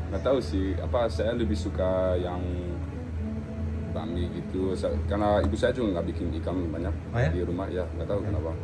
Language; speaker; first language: Indonesian; early bilingual, heritage; Dutch